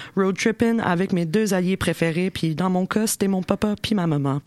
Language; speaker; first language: French; native; French